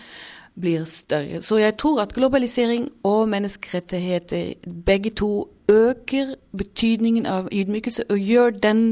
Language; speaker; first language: Norwegian; non-native, fluent; German